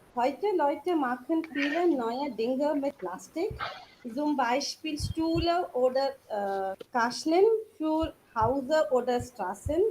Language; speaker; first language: German; non-native, learner; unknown